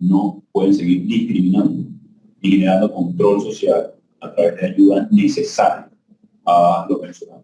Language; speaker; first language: Spanish; native; Spanish